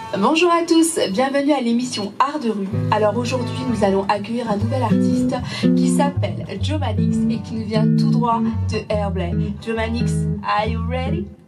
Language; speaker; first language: French; native; French